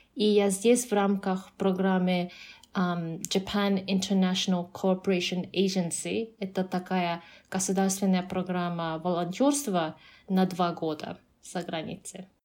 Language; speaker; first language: Russian; non-native, fluent; Japanese